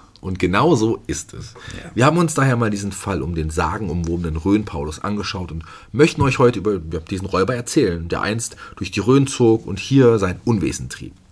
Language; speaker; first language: German; native; German